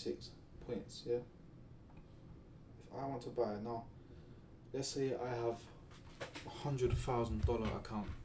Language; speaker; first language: English; native; English